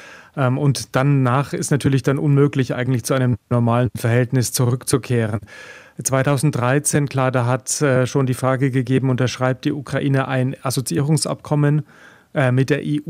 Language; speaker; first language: German; native; German